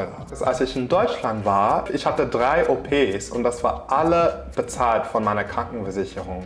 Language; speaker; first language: German; non-native, fluent; English